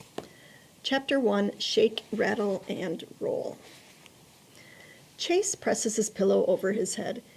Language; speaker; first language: English; native; English